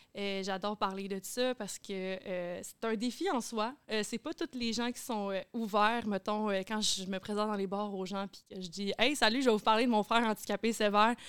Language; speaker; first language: French; native; French